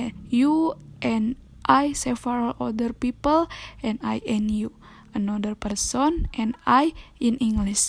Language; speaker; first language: English; non-native, learner; Indonesian